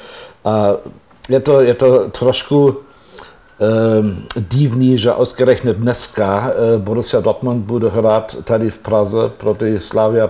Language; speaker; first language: Czech; non-native, fluent; German